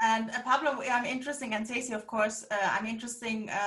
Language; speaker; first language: English; non-native, fluent; German